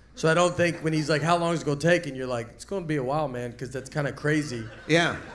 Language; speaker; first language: English; native; English